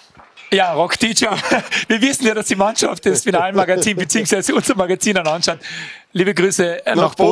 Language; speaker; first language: German; native; German